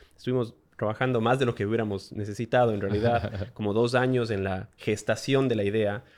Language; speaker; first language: Spanish; native; Spanish